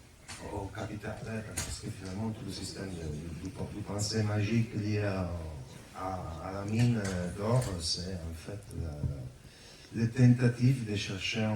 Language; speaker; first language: French; non-native, fluent; Italian